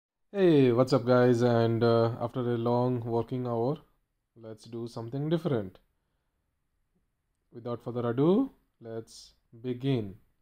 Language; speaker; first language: English; non-native, learner; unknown